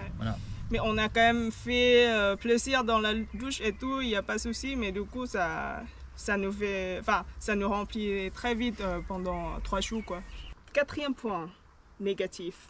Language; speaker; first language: French; non-native, learner; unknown